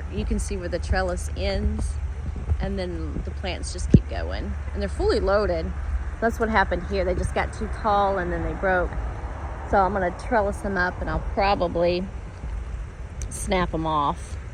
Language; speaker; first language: English; native; English